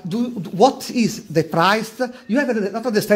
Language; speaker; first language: English; non-native, learner; Italian